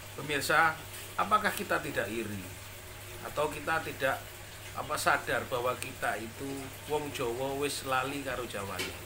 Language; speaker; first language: Indonesian; non-native, local second language; Javanese